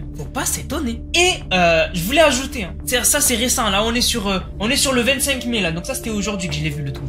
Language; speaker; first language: French; native; French